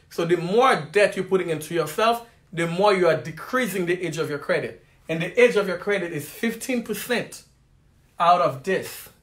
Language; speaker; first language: English; non-native, fluent; Haitian Creole